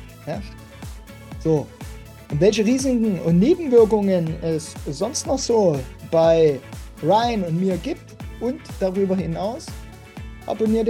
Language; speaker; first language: German; native; German